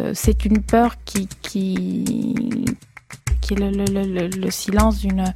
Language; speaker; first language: French; non-native, fluent; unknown